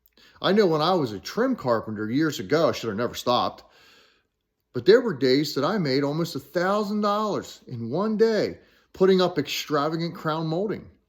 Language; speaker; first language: English; native; English